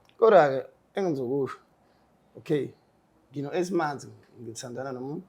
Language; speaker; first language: Zulu; native; Zulu